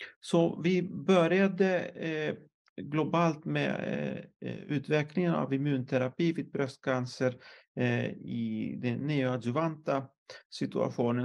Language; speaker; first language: Swedish; non-native, fluent; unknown